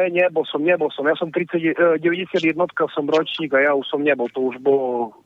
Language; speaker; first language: Slovak; non-native, local second language; Rusyn